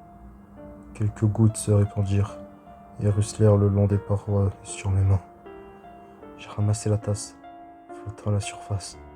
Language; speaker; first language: French; native; French